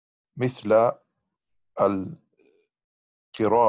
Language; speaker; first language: Arabic; non-native, learner; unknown